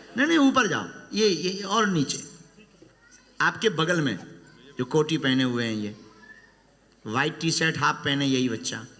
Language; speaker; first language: Hindi; native; Hindi